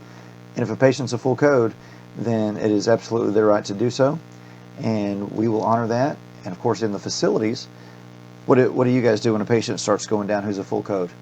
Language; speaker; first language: English; native; English